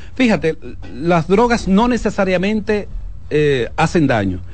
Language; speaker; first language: Spanish; native; Spanish